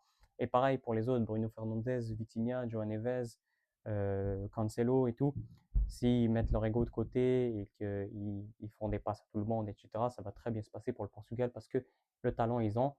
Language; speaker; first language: French; native; French